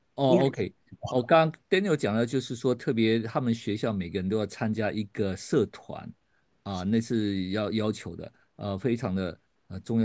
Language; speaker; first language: Chinese; native; Chinese